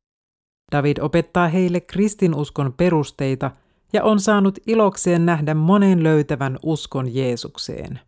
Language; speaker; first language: Finnish; native; Finnish